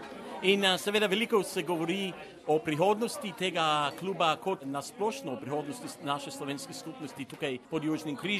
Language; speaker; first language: Slovenian; native; Slovenian